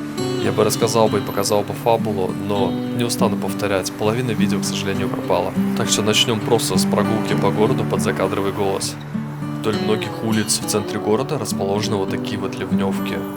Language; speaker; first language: Russian; native; Russian